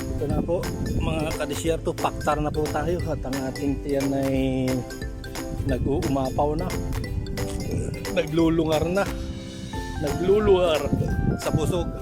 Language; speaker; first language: Filipino; native; Filipino